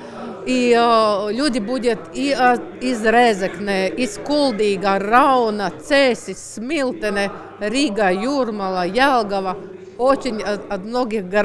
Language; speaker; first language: Russian; non-native, local second language; Latvian